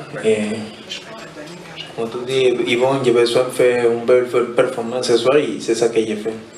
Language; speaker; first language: French; non-native, learner; Spanish